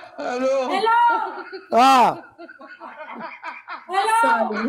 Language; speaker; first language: Hindi; non-native, learner; Bangla